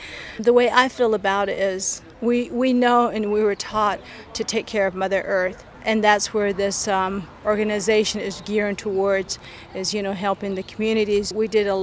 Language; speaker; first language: English; native; English